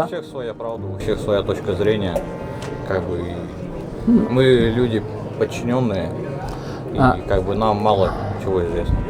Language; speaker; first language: Russian; native; Russian